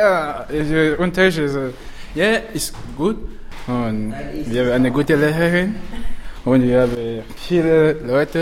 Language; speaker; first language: German; non-native, learner; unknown